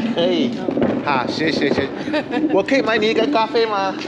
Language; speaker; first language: Chinese; non-native, learner; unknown